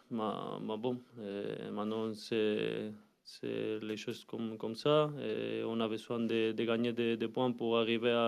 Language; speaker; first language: French; non-native, learner; Spanish